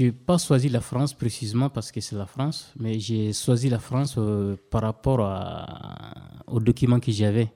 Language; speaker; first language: French; non-native, local second language; Bambara